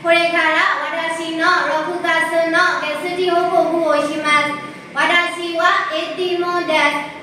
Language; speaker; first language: Japanese; non-native, learner; Burmese